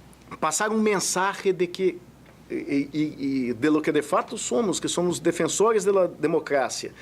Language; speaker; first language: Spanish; non-native, fluent; Portuguese